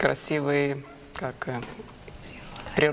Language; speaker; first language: Russian; non-native, learner; Lithuanian